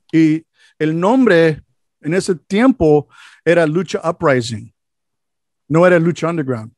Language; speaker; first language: Spanish; non-native, fluent; English